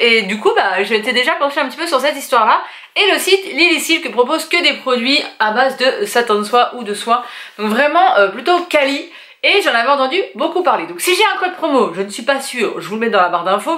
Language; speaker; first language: French; native; French